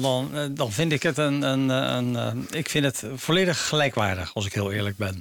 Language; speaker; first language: Dutch; native; Dutch